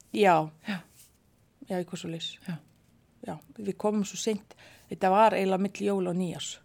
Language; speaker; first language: Icelandic; non-native, fluent; Bosnian